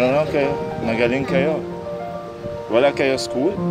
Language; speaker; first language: Filipino; non-native, learner; Arabic